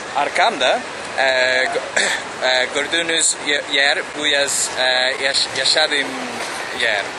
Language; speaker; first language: Turkish; non-native, learner; English